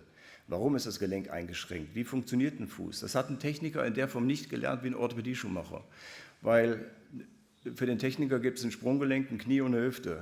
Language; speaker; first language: German; native; German